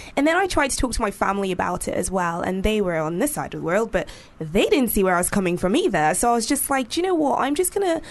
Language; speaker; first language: English; non-native, local second language; Yoruba